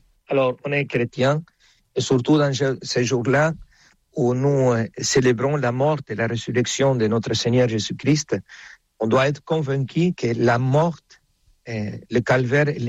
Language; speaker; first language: French; non-native, fluent; Spanish